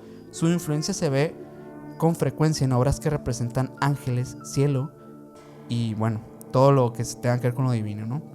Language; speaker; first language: Spanish; native; Spanish